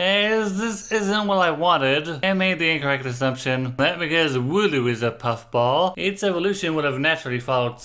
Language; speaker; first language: English; native; English